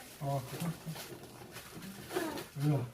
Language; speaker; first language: Korean; native; Korean